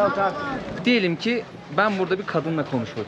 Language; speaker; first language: Turkish; native; Turkish